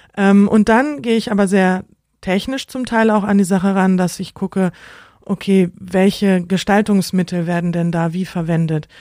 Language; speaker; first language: German; native; German